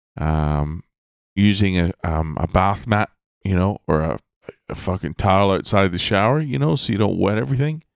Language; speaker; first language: English; native; English